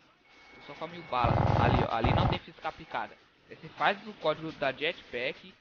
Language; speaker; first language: Portuguese; native; Portuguese